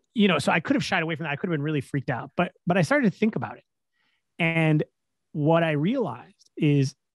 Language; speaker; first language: English; native; English